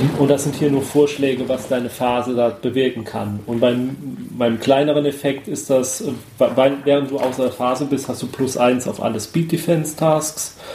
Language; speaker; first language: German; native; German